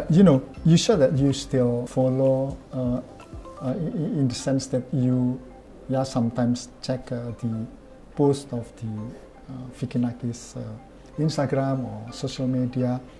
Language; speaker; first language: English; non-native, fluent; Indonesian